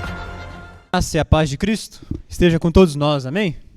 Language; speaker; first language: Portuguese; native; Portuguese